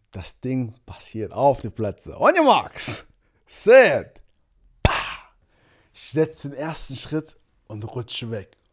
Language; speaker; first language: German; early bilingual, other home language; Portuguese